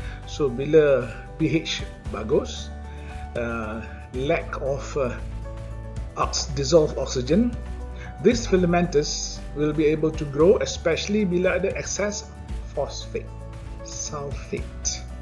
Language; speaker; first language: English; non-native, local second language; Malay